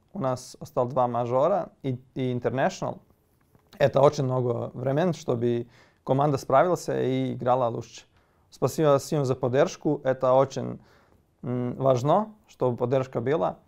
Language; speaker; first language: Russian; non-native, learner; Serbian